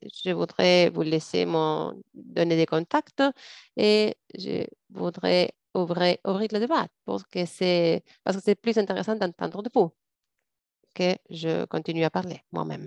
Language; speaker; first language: French; non-native, fluent; English